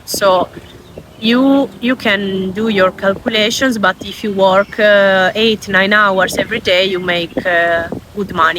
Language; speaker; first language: English; non-native, fluent; Italian